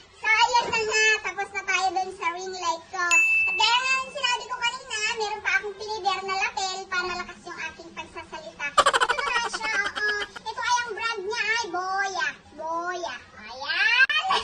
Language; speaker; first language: Filipino; non-native, local second language; Iloko